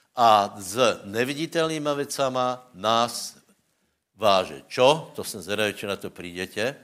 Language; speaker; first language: Czech; non-native, local second language; Slovak